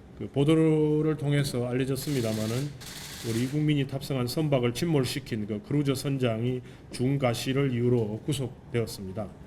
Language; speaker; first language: Korean; native; Korean